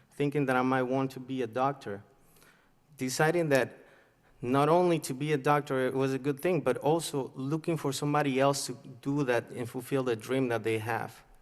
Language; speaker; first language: English; non-native, fluent; Spanish